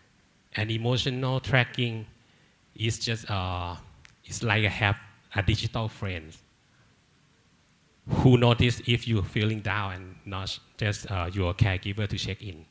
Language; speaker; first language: English; non-native, learner; Thai